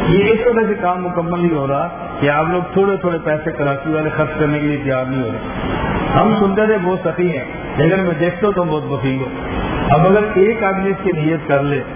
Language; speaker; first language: Urdu; native; Urdu